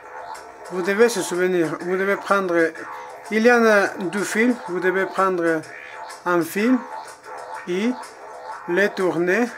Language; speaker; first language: French; non-native, learner; Spanish